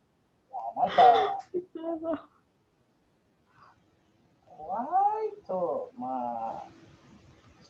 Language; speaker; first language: Japanese; non-native, learner; Indonesian